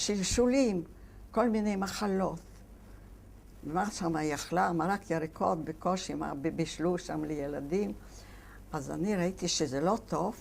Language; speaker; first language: Hebrew; non-native, fluent; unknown